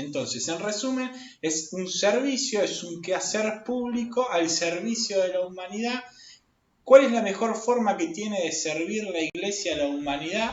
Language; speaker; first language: Spanish; native; Spanish